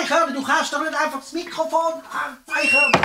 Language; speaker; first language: German; native; German